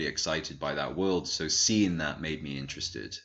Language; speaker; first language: English; native; English